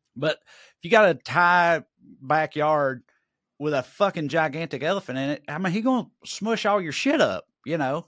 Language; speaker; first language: English; native; English